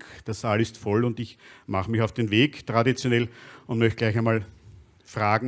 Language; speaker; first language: German; native; German